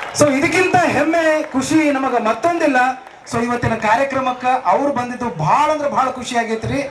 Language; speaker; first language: Kannada; native; Kannada